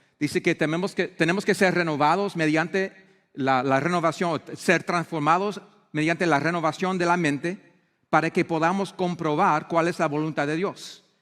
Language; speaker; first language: Spanish; non-native, fluent; English